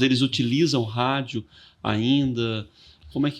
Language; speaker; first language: Portuguese; native; Portuguese